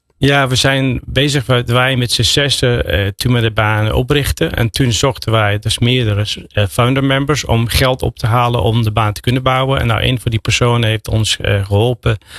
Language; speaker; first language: Dutch; non-native, fluent; English